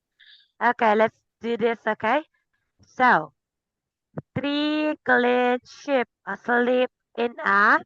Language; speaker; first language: English; non-native, fluent; Filipino